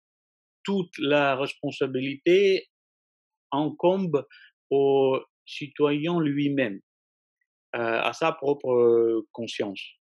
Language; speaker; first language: French; non-native, fluent; Russian